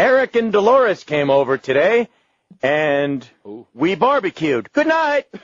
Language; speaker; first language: English; native; English